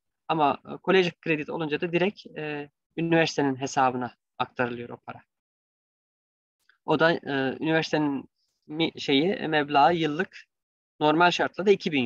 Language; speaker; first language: Turkish; native; Turkish